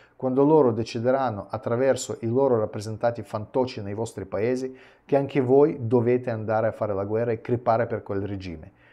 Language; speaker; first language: Italian; non-native, fluent; Russian